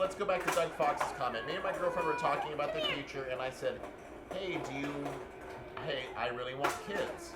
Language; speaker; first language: English; native; English